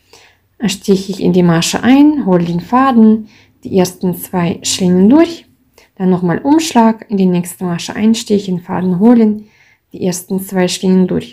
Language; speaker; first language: German; non-native, fluent; Russian